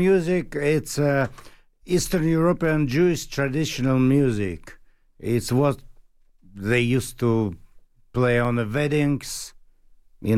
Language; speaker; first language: English; non-native, learner; Russian